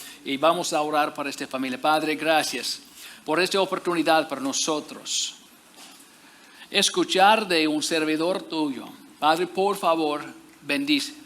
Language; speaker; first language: Spanish; non-native, fluent; English